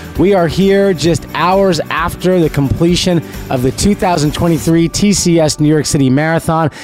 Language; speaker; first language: English; native; English